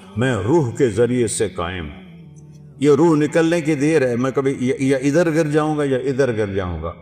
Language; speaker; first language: Urdu; non-native, local second language; Saraiki